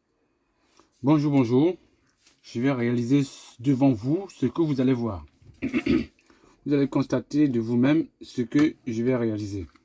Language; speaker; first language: French; native; French